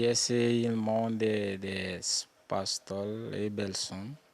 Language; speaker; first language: Portuguese; non-native, learner; Haitian Creole